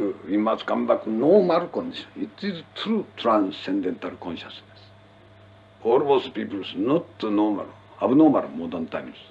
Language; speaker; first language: English; non-native, learner; Japanese